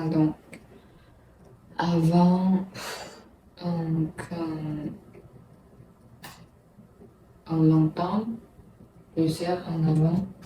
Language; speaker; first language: French; non-native, learner; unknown